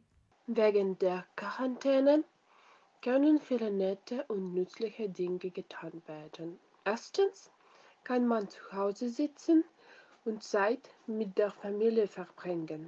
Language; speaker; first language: German; non-native, fluent; Russian